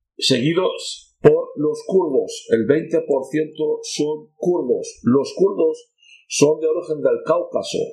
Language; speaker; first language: Spanish; non-native, fluent; Arabic